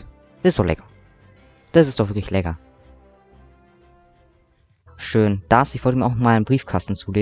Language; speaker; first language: German; native; German